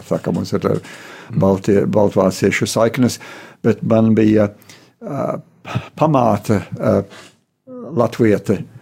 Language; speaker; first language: Latvian; early bilingual, heritage; Latvian